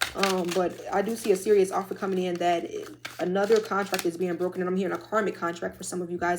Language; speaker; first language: English; native; English